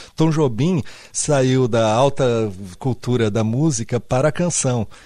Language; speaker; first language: Portuguese; native; Portuguese